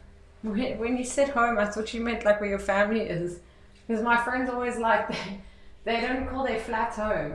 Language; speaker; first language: English; native; English